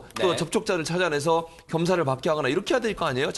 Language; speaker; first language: Korean; native; Korean